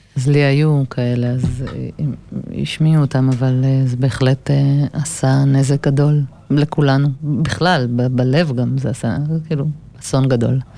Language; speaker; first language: Hebrew; early bilingual, other home language; English